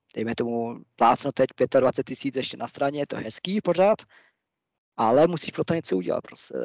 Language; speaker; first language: Czech; early bilingual, other home language; German